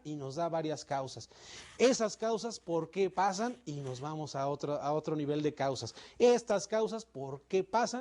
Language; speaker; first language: Spanish; native; Spanish